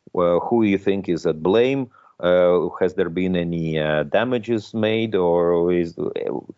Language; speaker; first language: English; non-native, fluent; Russian